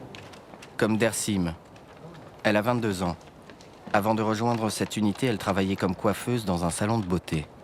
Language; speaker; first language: French; native; French